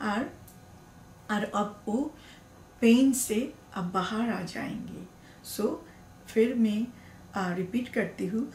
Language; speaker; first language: Hindi; non-native, learner; Bangla